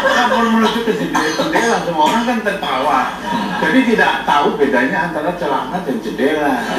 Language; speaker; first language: Indonesian; native; Indonesian